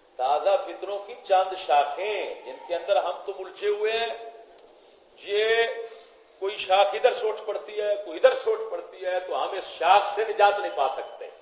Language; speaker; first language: Urdu; non-native, local second language; Punjabi